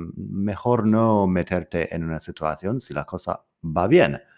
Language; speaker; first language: Spanish; non-native, fluent; English